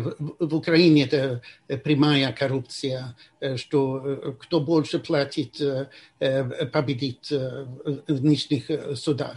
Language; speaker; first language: Russian; non-native, fluent; Swedish